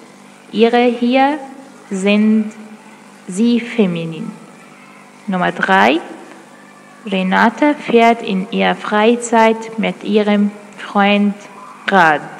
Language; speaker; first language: German; non-native, fluent; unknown